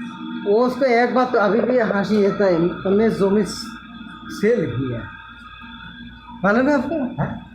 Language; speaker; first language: Hindi; non-native, learner; Bangla